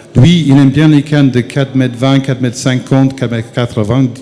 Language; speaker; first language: French; non-native, fluent; English